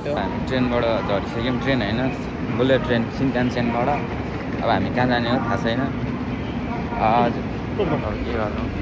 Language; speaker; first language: Nepali; native; Nepali